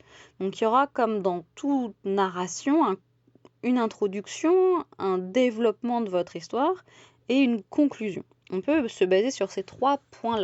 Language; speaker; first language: French; native; French